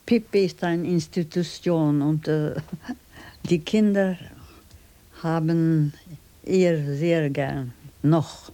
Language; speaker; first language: German; non-native, fluent; Swedish